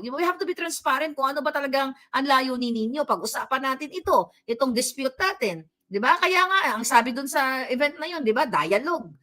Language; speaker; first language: Filipino; non-native, local second language; Cebuano